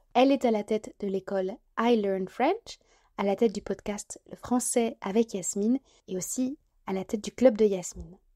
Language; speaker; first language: French; native; French